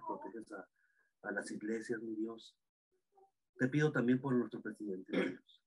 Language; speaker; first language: Spanish; native; Spanish